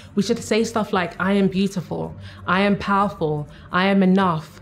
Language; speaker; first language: English; native; English